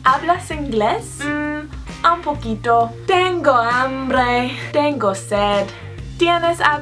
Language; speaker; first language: Spanish; non-native, learner; English